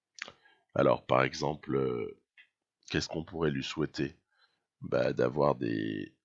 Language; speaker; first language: French; native; French